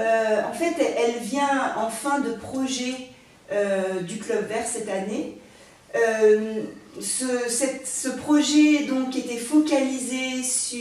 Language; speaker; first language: French; native; French